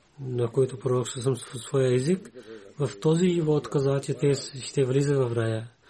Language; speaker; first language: Bulgarian; non-native, learner; Urdu